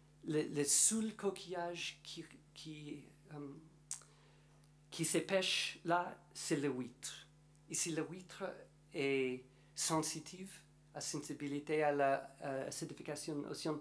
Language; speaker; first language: French; non-native, learner; English